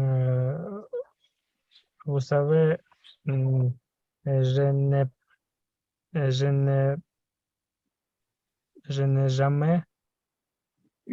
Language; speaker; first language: French; non-native, learner; Russian